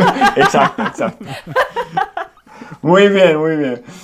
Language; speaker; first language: Spanish; non-native, fluent; Italian